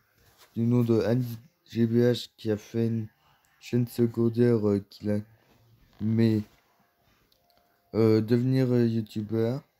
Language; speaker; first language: French; native; French